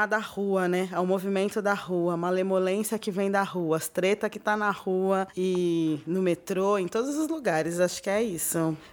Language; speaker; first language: Portuguese; native; Portuguese